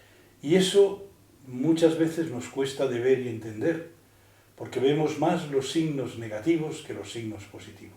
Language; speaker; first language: Spanish; native; Spanish